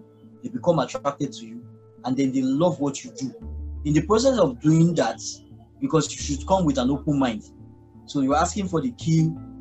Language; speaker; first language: English; non-native, local second language; Yoruba